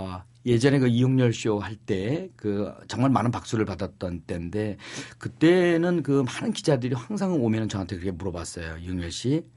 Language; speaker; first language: Korean; native; Korean